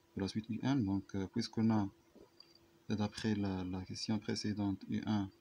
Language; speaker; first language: French; non-native, local second language; Arabic